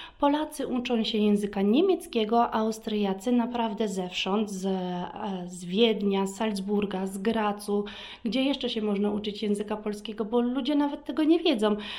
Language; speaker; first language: Polish; early bilingual, heritage; Polish